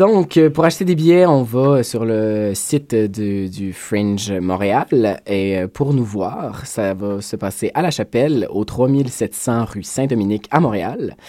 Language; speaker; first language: French; native; French